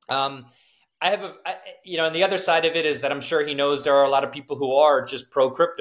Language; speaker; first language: English; native; English